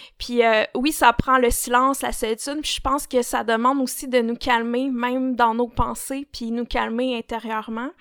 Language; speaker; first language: French; native; French